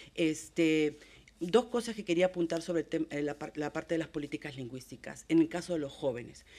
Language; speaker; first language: Spanish; native; Spanish